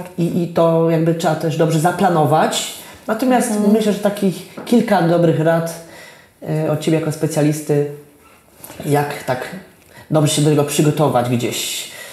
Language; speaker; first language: Polish; native; Polish